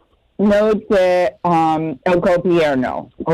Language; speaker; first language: Spanish; non-native, fluent; English